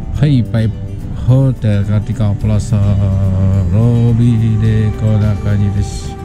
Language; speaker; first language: Japanese; non-native, fluent; Indonesian